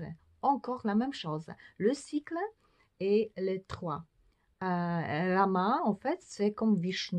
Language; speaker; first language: French; non-native, fluent; Polish